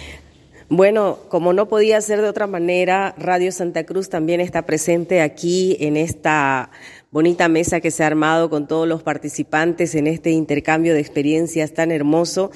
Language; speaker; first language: Spanish; native; Spanish